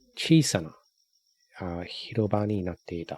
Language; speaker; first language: Japanese; non-native, learner; English